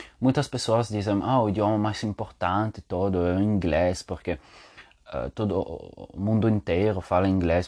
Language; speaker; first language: Portuguese; non-native, learner; Spanish